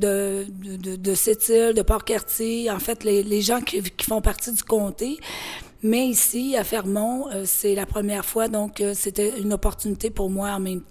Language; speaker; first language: French; native; French